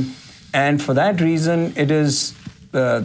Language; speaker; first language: English; non-native, local second language; Hindi